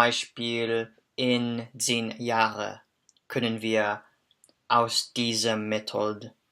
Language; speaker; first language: German; non-native, learner; English